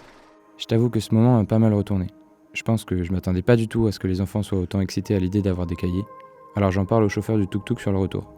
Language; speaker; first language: French; native; French